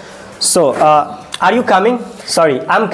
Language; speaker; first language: English; non-native, local second language; Hindi